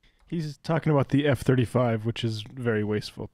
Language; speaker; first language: English; native; English